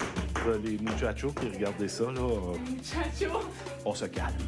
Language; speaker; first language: French; native; French